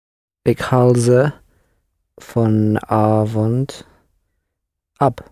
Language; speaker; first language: Dutch; non-native, learner; English